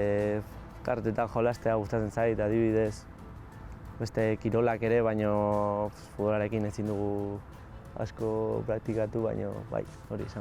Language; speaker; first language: Basque; non-native, local second language; Spanish